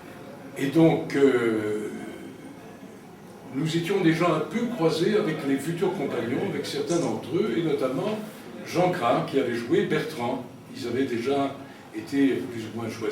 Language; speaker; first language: French; native; French